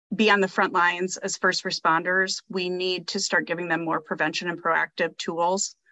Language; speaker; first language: English; native; English